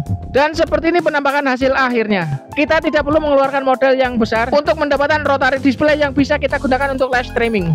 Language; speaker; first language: Indonesian; native; Indonesian